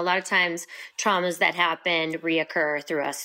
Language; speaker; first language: English; native; English